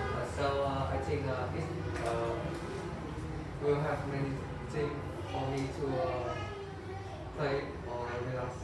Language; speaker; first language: English; non-native, learner; Vietnamese